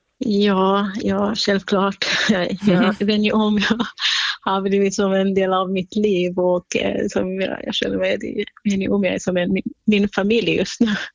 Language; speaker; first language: Swedish; non-native, fluent; Central Kurdish